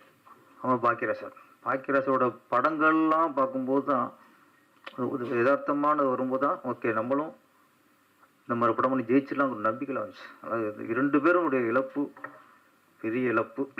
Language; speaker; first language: Tamil; native; Tamil